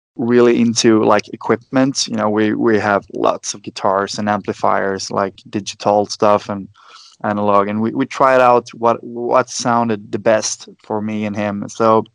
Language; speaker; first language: English; non-native, fluent; Swedish